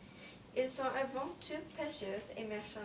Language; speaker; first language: French; non-native, learner; English